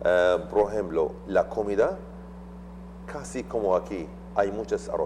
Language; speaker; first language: Spanish; non-native, learner; Arabic